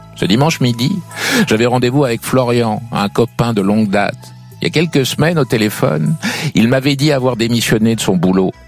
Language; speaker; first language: French; native; French